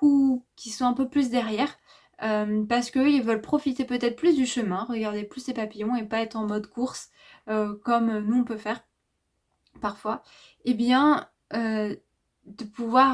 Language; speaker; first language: French; native; French